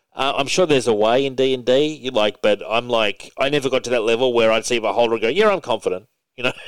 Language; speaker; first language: English; native; English